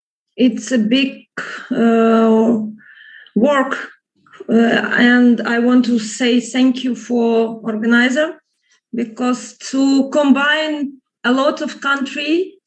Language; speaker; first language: English; non-native, fluent; Ukrainian